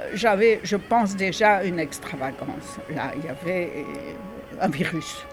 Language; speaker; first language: French; native; French